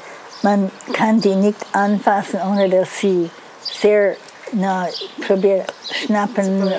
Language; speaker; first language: German; non-native, fluent; English